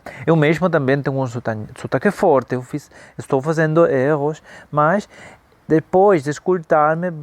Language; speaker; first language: Portuguese; non-native, fluent; Spanish